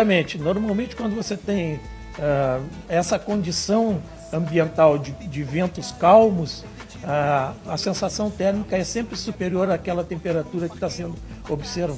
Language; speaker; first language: Portuguese; native; Portuguese